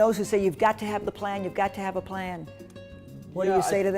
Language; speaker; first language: English; native; English